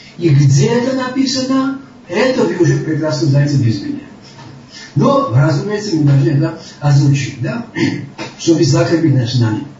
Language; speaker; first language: Russian; non-native, local second language; Georgian